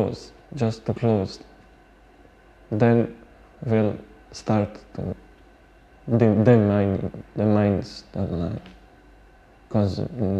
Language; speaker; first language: English; non-native, learner; Bosnian